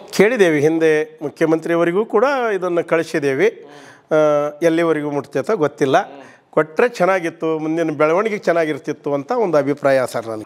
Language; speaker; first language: Kannada; native; Kannada